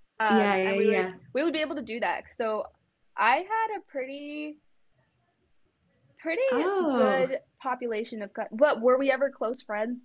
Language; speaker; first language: English; early bilingual, other home language; Kannada